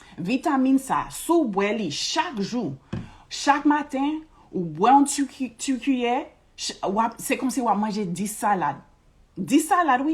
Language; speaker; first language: Haitian Creole; early bilingual, heritage; Haitian Creole